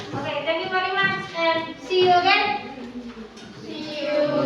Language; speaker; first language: English; non-native, learner; Indonesian